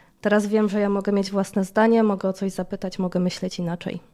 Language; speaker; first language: Polish; native; Polish